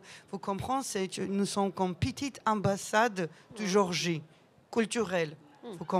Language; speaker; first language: French; non-native, learner; Georgian